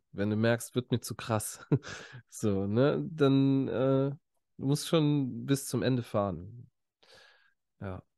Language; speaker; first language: German; native; German